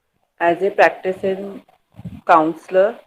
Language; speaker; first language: English; non-native, learner; Hindi